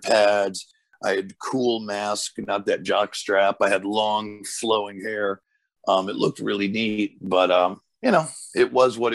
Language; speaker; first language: English; early bilingual, other home language; Portuguese